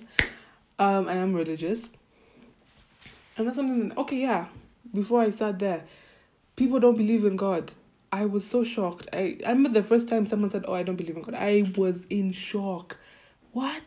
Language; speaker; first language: English; non-native, local second language; Swahili